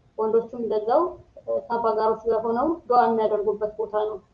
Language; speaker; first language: Amharic; native; Amharic